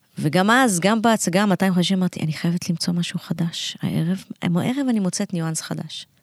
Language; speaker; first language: Hebrew; early bilingual, other home language; Russian